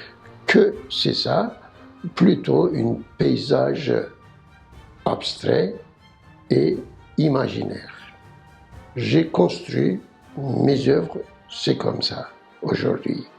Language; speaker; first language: French; non-native, learner; Turkish